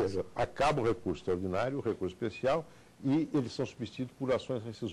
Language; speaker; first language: Portuguese; native; Portuguese